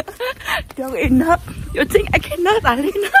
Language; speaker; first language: English; non-native, learner; Vietnamese